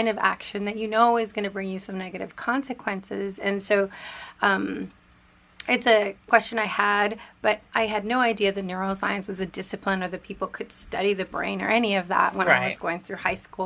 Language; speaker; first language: English; early bilingual, other home language; Spanish